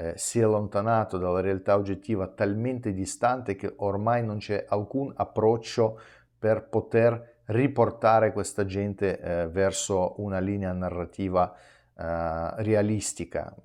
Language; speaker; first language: Italian; non-native, fluent; Russian